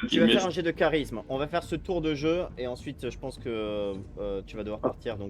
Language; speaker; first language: French; native; French